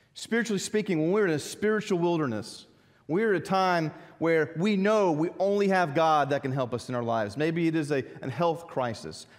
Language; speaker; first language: English; native; English